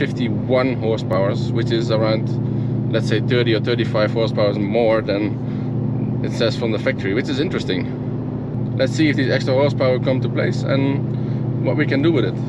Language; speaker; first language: English; non-native, fluent; Dutch